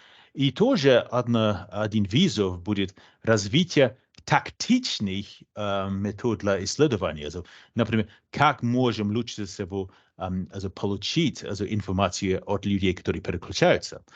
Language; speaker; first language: Russian; non-native, fluent; English